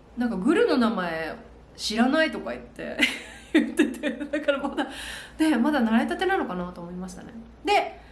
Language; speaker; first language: Japanese; native; Japanese